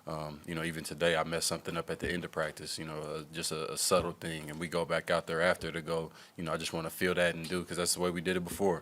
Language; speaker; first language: English; native; English